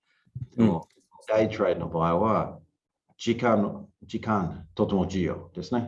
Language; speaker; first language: Japanese; non-native, learner; English